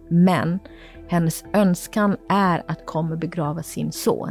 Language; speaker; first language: Swedish; non-native, fluent; Kurdish